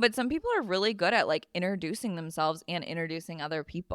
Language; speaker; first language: English; native; English